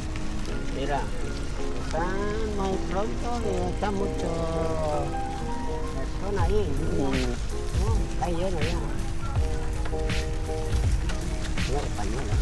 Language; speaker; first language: Spanish; non-native, learner; Filipino